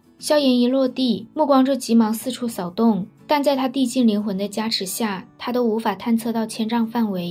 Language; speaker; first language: Chinese; native; Chinese